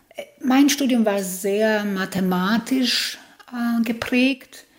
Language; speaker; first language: German; non-native, fluent; Albanian